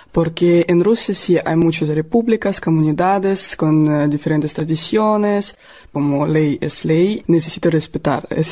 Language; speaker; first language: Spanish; non-native, learner; Russian